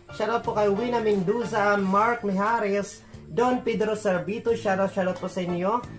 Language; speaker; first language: Filipino; non-native, local second language; Waray